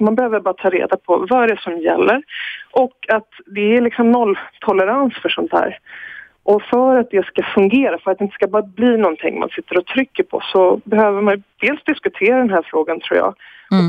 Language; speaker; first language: Swedish; native; Swedish